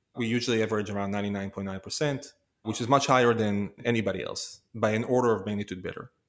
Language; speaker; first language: English; non-native, fluent; Hebrew